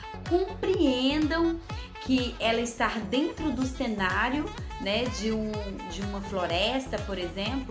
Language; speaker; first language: Portuguese; native; Portuguese